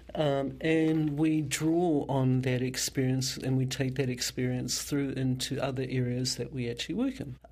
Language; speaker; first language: English; native; English